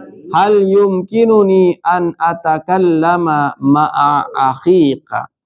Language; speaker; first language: Arabic; non-native, fluent; Indonesian